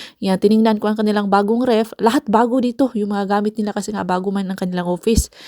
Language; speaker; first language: Filipino; non-native, local second language; Cebuano